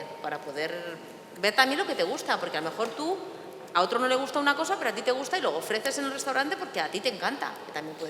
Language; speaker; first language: Spanish; native; Spanish